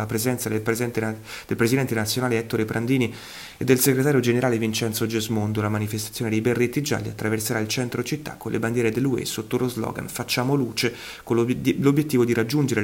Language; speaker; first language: Italian; native; Italian